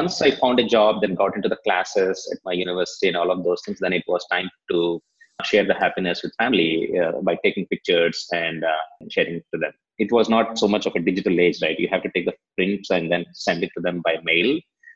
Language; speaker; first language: English; non-native, local second language; Telugu